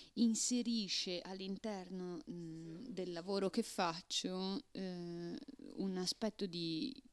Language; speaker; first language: Italian; native; Italian